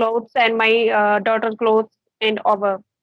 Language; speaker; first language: English; non-native, learner; Hindi